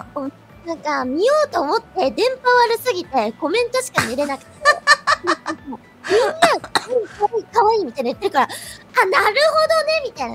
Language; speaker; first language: Japanese; native; Japanese